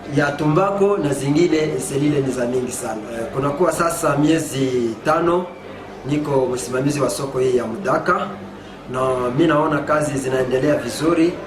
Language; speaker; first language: Swahili; native; Swahili